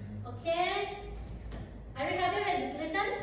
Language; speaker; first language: English; non-native, learner; Indonesian